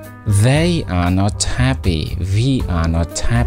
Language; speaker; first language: English; non-native, fluent; Indonesian